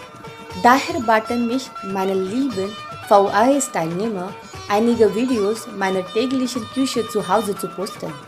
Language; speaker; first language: German; non-native, fluent; Marathi